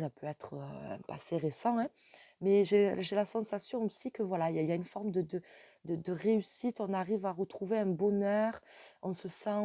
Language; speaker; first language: French; native; French